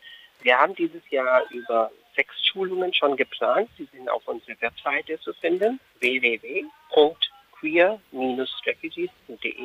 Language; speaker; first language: German; non-native, fluent; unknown